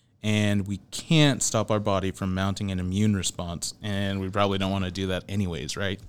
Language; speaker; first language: English; native; English